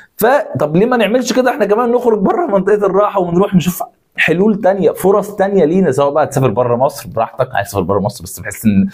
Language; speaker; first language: Arabic; native; Arabic